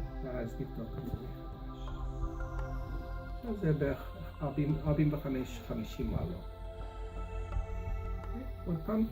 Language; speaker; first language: Hebrew; non-native, fluent; English